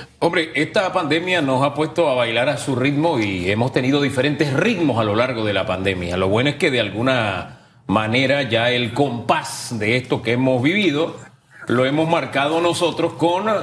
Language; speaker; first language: Spanish; native; Spanish